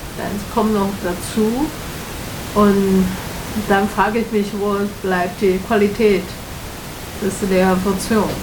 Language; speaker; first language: German; non-native, learner; Chinese